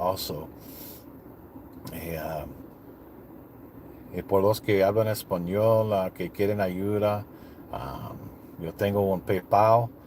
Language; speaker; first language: Spanish; non-native, learner; English